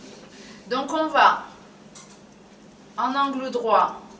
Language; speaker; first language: French; native; French